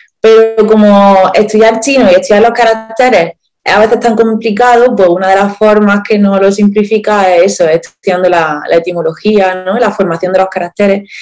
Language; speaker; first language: Spanish; native; Spanish